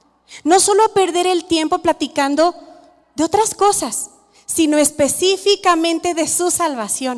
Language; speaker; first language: Spanish; native; Spanish